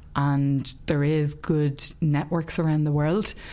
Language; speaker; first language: English; native; English